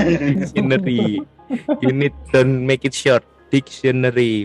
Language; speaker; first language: English; non-native, learner; Indonesian